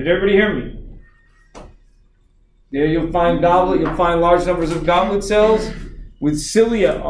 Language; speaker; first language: English; native; English